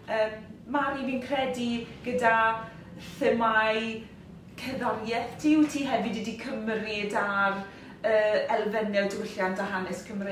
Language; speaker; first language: Welsh; native; Welsh